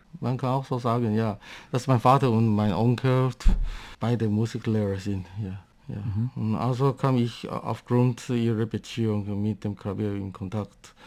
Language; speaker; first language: German; non-native, learner; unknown